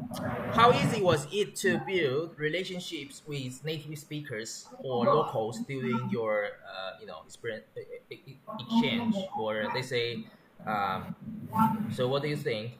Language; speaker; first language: English; non-native, learner; Chinese